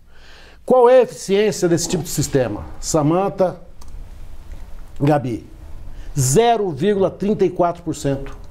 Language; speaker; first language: Portuguese; native; Portuguese